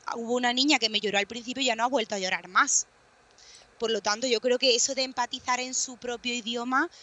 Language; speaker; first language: Spanish; native; Spanish